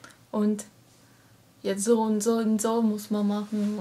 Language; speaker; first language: German; non-native, learner; Japanese